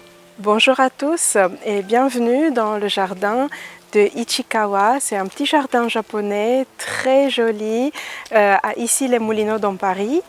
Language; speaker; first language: French; early bilingual, other home language; Romanian